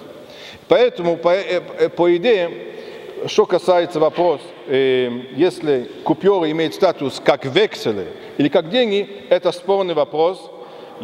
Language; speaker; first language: Russian; non-native, fluent; German